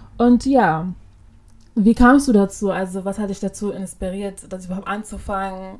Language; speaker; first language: German; early bilingual, other home language; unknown